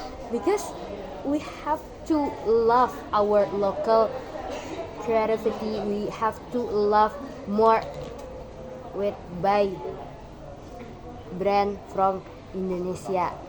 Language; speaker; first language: English; non-native, learner; Indonesian